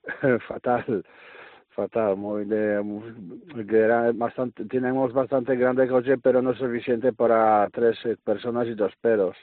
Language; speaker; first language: Spanish; non-native, learner; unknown